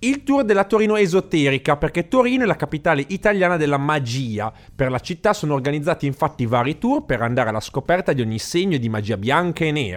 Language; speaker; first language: Italian; native; Italian